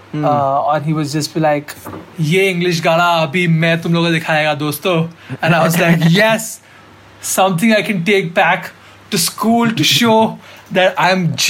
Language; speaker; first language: English; non-native, local second language; Hindi